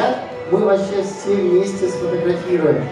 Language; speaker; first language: Russian; native; Russian